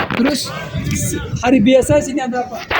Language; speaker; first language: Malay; non-native, fluent; Turkish